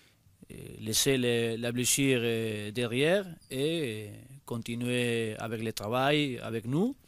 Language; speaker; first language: French; non-native, learner; Spanish